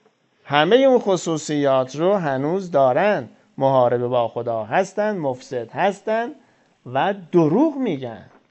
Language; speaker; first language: Persian; native; Persian